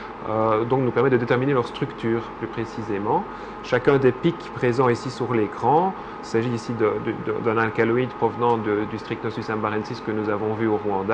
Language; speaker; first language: French; native; French